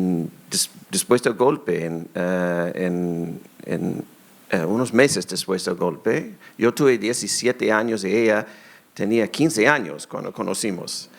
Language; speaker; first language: Spanish; non-native, fluent; English